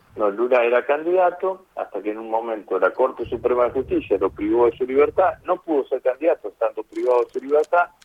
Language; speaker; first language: Spanish; native; Spanish